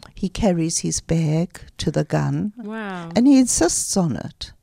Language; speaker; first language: English; native; English